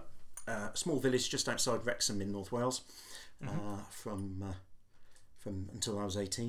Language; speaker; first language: English; native; English